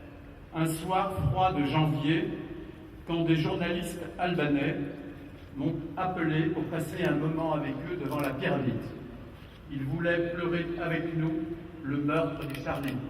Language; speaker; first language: French; native; French